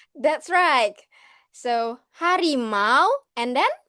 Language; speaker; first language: English; non-native, learner; Indonesian